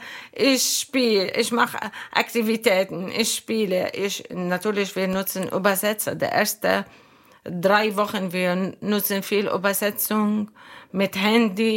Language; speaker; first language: German; non-native, fluent; Arabic